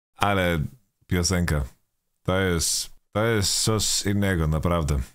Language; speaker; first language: Polish; non-native, learner; Swedish